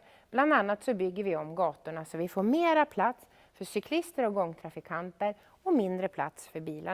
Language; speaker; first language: Swedish; native; Swedish